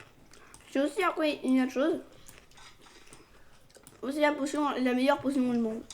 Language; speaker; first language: French; native; French